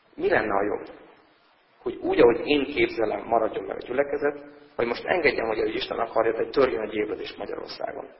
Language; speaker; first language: Hungarian; native; Hungarian